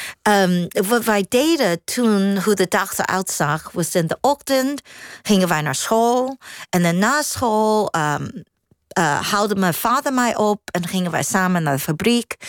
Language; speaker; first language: Dutch; non-native, fluent; Cantonese